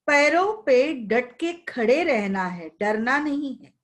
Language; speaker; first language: Hindi; non-native, local second language; Marathi